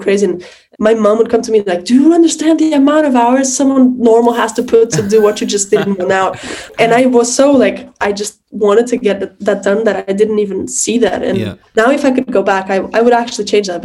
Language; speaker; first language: English; non-native, fluent; Portuguese